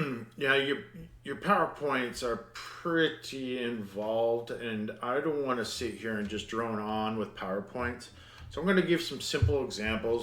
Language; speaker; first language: English; native; English